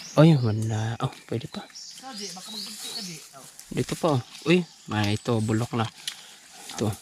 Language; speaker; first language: Filipino; non-native, local second language; Cebuano